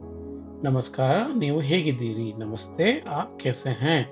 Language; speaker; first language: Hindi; non-native, local second language; Kannada